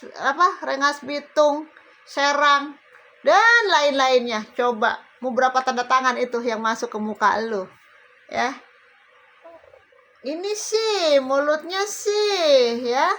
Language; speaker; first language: Indonesian; native; Indonesian